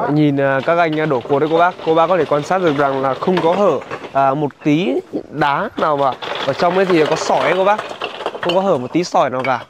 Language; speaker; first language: Vietnamese; native; Vietnamese